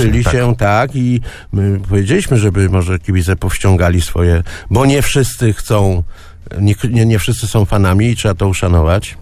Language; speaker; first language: Polish; native; Polish